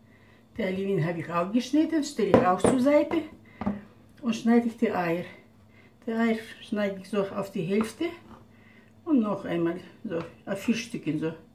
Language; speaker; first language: German; non-native, fluent; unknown